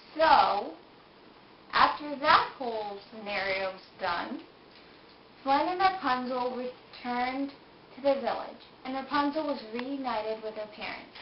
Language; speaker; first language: English; native; English